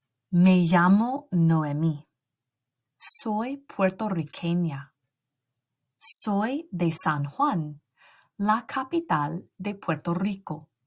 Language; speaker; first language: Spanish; non-native, learner; English